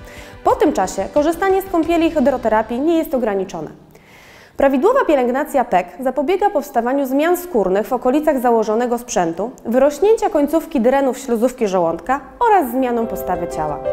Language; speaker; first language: Polish; native; Polish